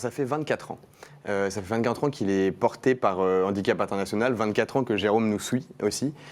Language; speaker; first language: French; native; French